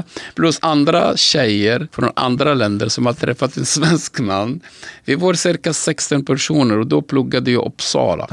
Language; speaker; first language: Swedish; non-native, fluent; Arabic